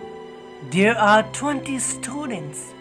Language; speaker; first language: English; non-native, learner; Nepali